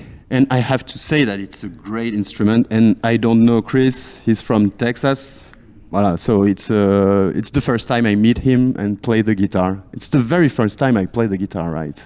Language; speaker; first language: English; non-native, fluent; French